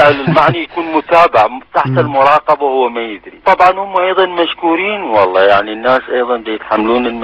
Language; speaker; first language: Arabic; native; Arabic